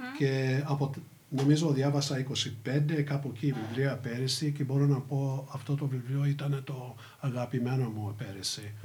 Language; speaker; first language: Greek; early bilingual, heritage; Greek